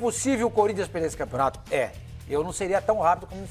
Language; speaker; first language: Portuguese; native; Portuguese